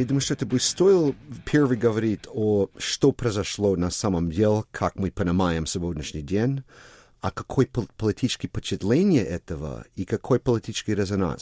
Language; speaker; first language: Russian; non-native, fluent; English